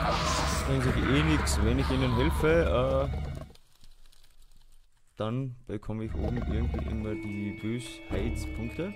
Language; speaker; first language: German; native; German